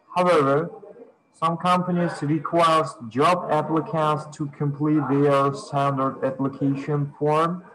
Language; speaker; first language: English; non-native, fluent; Uzbek